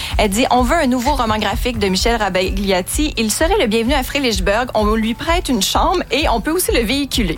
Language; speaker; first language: French; native; French